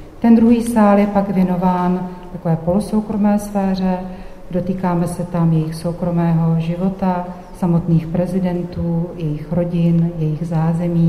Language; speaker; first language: Czech; native; Czech